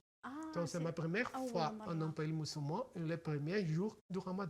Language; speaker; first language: French; non-native, fluent; Portuguese